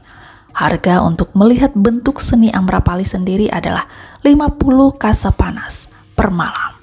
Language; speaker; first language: Indonesian; native; Indonesian